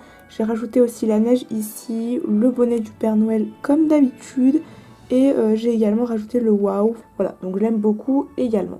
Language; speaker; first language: French; native; French